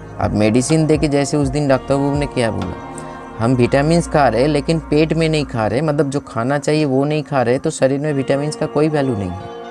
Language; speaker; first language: Hindi; non-native, local second language; Bangla